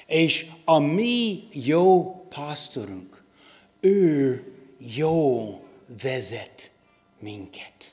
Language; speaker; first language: Hungarian; non-native, learner; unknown